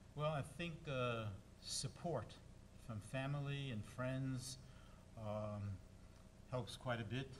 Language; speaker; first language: English; native; English